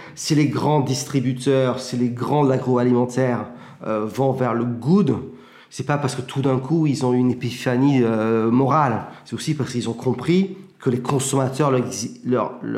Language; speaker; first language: French; early bilingual, heritage; French